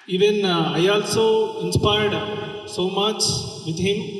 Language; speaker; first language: English; non-native, local second language; Telugu